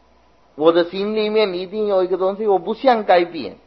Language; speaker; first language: Chinese; non-native, fluent; Sinhala